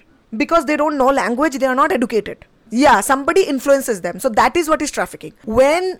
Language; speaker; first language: English; non-native, local second language; Bangla